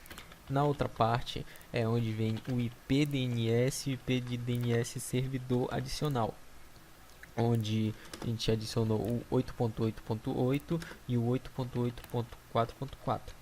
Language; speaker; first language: Portuguese; native; Portuguese